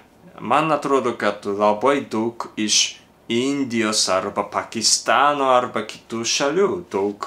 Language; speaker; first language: Lithuanian; non-native, fluent; Japanese